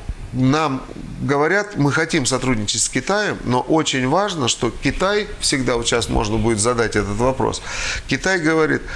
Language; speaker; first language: Russian; native; Russian